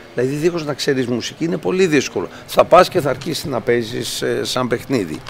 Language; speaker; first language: Greek; early bilingual, other home language; English